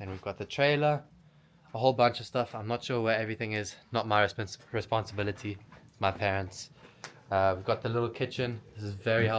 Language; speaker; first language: English; native; English